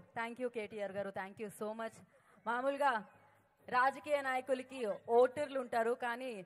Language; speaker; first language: Telugu; native; Telugu